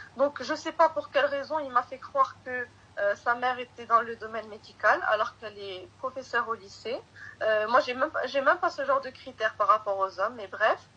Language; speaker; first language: French; early bilingual, other home language; Arabic